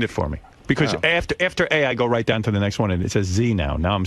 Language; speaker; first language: English; native; English